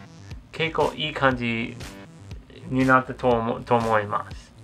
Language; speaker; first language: Japanese; non-native, learner; English